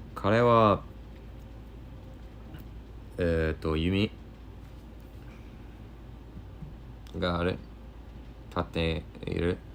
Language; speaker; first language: Japanese; non-native, learner; English